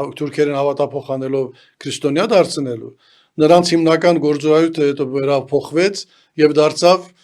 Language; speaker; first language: Armenian; early bilingual, heritage; Armenian